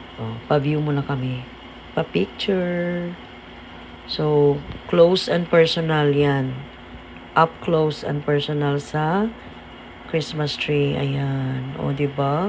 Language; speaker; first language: Filipino; native; Filipino